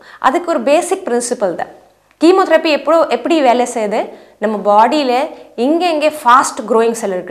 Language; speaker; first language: Tamil; non-native, fluent; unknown